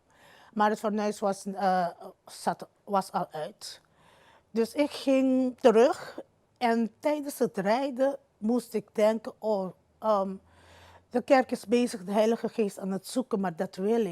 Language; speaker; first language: Dutch; non-native, local second language; Papiamento